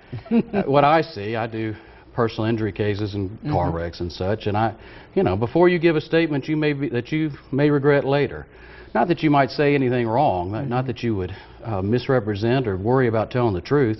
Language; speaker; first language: English; native; English